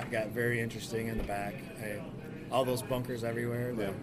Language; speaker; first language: English; native; English